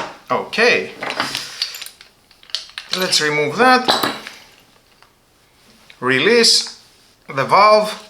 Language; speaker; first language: English; non-native, fluent; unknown